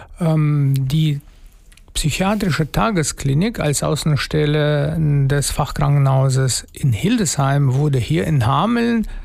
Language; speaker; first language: German; non-native, fluent; Russian